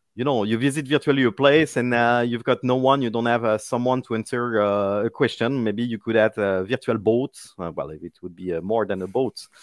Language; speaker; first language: English; non-native, fluent; French